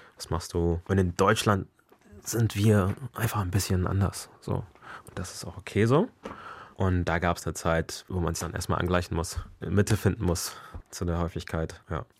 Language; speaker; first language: German; early bilingual, other home language; Akan